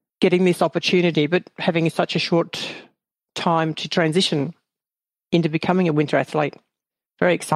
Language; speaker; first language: English; native; English